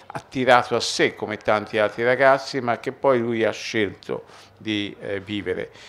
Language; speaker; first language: Italian; native; Italian